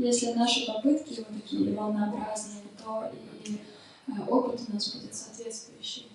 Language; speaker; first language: Russian; native; Russian